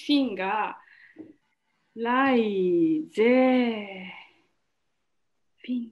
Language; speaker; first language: German; non-native, learner; Japanese